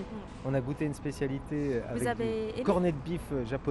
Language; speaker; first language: French; native; French